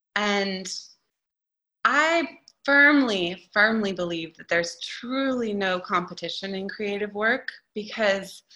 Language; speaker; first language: English; native; English